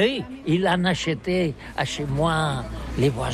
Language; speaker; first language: French; non-native, learner; Catalan